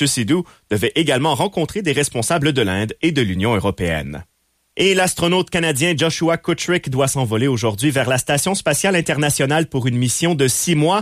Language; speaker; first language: French; native; French